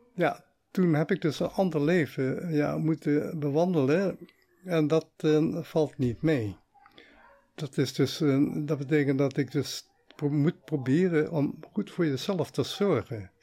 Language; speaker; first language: Dutch; early bilingual, heritage; Dutch